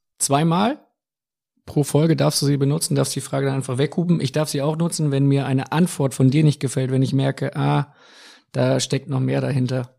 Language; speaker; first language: German; native; German